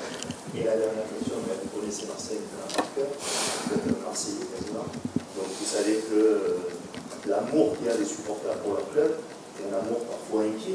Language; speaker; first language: French; native; French